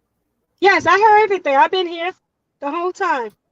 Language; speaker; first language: English; native; English